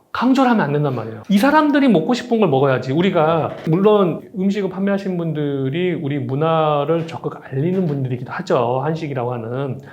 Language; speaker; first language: Korean; native; Korean